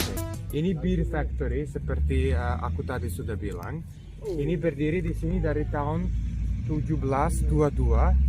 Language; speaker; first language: Indonesian; non-native, fluent; Serbian